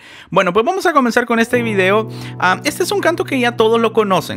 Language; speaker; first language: Spanish; native; Spanish